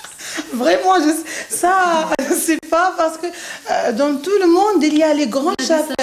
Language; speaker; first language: French; non-native, local second language; Arabic